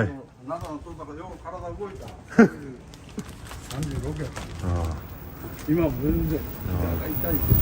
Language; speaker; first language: Japanese; native; Japanese